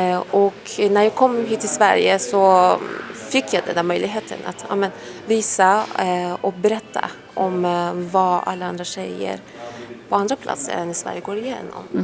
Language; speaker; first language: Swedish; non-native, fluent; Persian